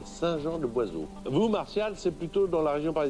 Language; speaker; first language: French; native; French